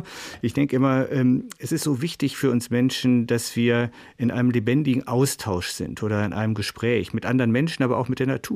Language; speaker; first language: German; native; German